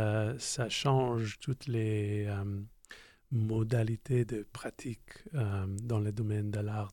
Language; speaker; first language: French; non-native, learner; English